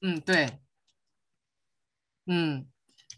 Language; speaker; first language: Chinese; non-native, fluent; Korean